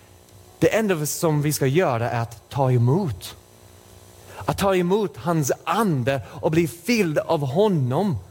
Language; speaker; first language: Swedish; non-native, fluent; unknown